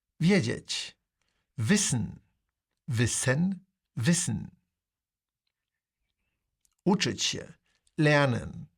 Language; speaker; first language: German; non-native, fluent; Polish